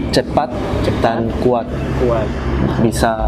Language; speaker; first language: Indonesian; non-native, learner; Korean